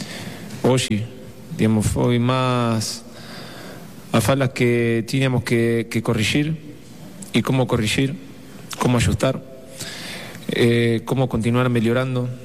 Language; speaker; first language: Portuguese; non-native, fluent; Spanish